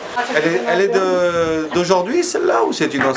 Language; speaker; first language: French; native; French